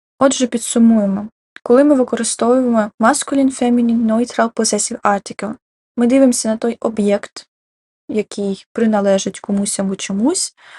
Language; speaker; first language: Ukrainian; native; Ukrainian